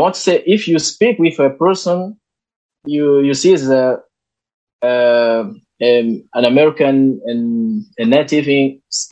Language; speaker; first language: English; non-native, learner; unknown